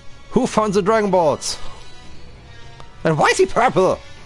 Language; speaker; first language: English; non-native, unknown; German